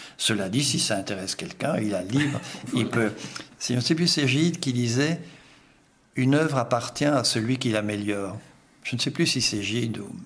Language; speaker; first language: French; non-native, local second language; Dutch